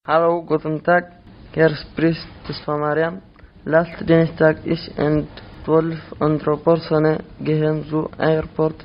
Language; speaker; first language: German; non-native, learner; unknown